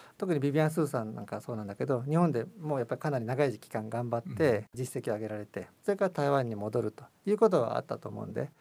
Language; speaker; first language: Japanese; native; Japanese